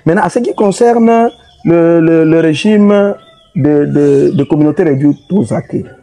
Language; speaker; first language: French; non-native, local second language; Swahili